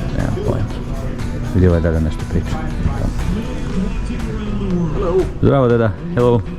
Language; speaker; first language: Serbian; native; Serbian